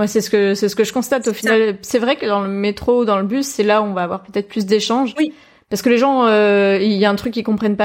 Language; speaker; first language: French; native; French